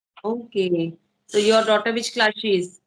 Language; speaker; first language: English; non-native, fluent; Hindi